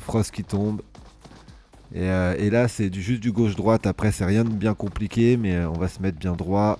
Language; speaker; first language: French; native; French